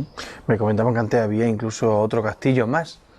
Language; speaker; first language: Spanish; native; Spanish